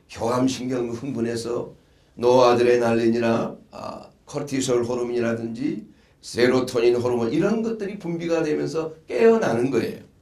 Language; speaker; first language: Korean; native; Korean